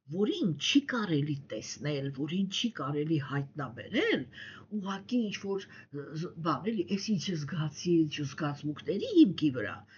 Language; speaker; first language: Armenian; native; Armenian